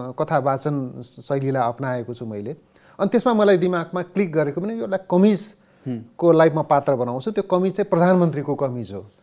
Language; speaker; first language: Nepali; native; Nepali